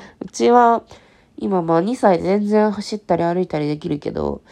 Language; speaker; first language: Japanese; native; Japanese